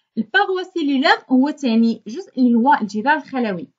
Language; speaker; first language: French; non-native, local second language; Arabic